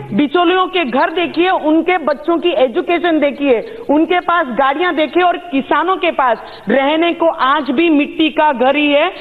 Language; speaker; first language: Hindi; non-native, local second language; Punjabi